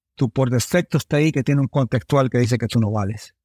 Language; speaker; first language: Spanish; early bilingual, heritage; Spanish